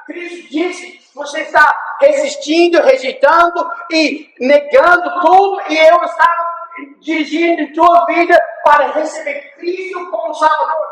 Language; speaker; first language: Portuguese; non-native, fluent; English